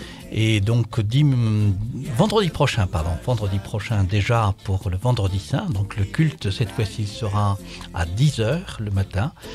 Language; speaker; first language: French; native; French